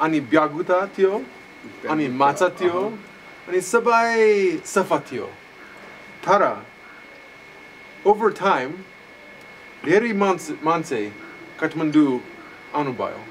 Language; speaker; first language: Nepali; non-native, learner; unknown